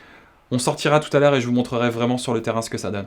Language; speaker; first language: French; native; French